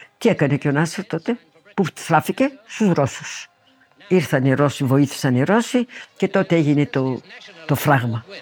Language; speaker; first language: Greek; early bilingual, heritage; Greek